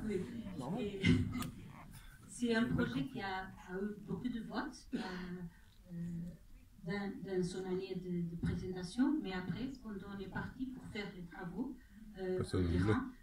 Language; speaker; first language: French; non-native, fluent; Portuguese